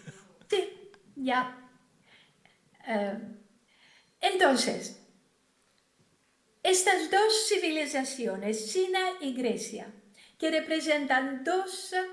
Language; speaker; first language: Spanish; non-native, fluent; Greek